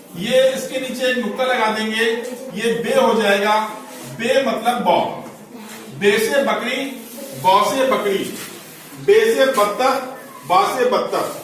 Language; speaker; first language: Hindi; native; Hindi